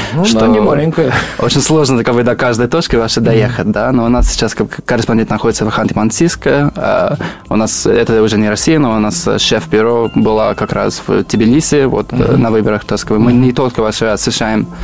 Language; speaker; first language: Russian; non-native, fluent; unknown